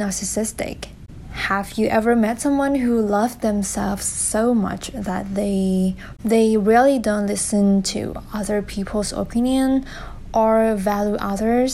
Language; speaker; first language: English; non-native, fluent; Thai